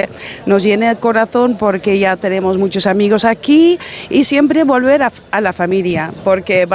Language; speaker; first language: Spanish; non-native, fluent; Dutch